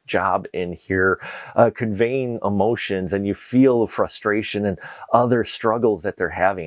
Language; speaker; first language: English; native; English